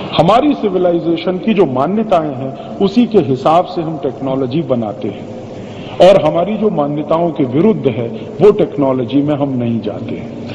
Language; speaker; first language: Hindi; native; Hindi